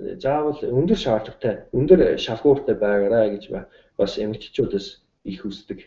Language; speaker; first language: Mongolian; non-native, fluent; English